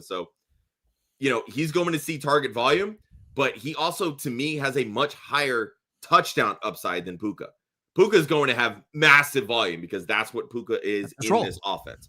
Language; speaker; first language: English; native; English